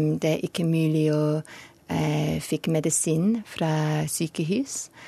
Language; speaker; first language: Norwegian; non-native, learner; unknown